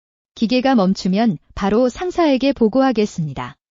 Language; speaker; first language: Korean; non-native, learner; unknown